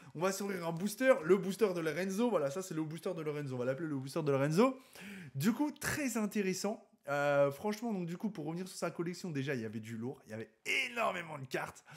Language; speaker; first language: French; native; French